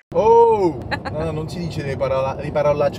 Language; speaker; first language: Italian; early bilingual, heritage; Italian